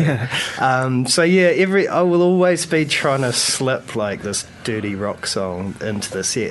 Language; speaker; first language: English; native; English